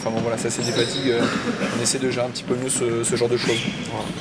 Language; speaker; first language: French; native; French